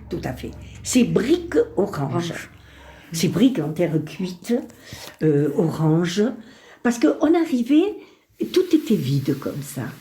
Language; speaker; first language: French; early bilingual, other home language; Spanish